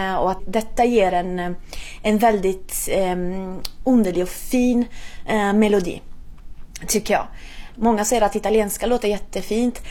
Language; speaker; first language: Swedish; non-native, fluent; Italian